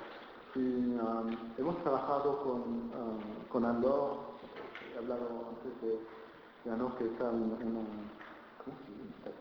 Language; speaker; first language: Spanish; non-native, fluent; French